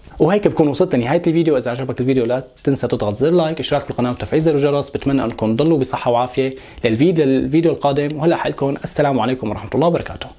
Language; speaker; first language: Arabic; native; Arabic